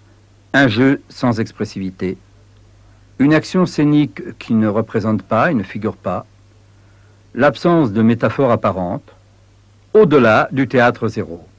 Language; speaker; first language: French; native; French